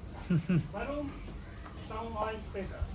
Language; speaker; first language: German; non-native, learner; Vietnamese